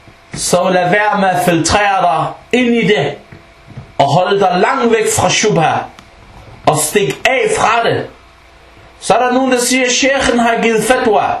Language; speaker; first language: Danish; early bilingual, other home language; Arabic